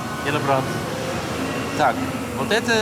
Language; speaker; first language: Russian; non-native, learner; Dutch